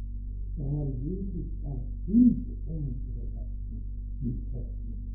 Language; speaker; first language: German; native; German